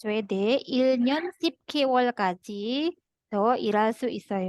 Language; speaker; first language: Korean; non-native, learner; Indonesian